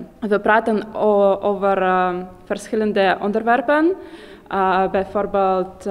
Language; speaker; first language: Dutch; non-native, learner; Russian